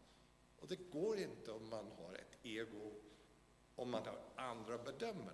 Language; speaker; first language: Swedish; non-native, fluent; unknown